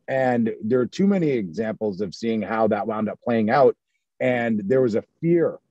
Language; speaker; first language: English; native; English